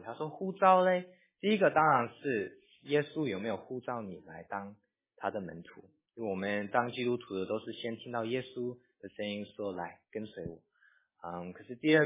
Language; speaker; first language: Chinese; early bilingual, heritage; English